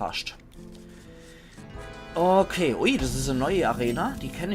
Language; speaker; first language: German; native; German